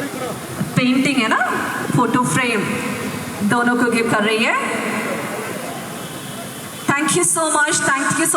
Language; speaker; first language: Hindi; non-native, local second language; Malayalam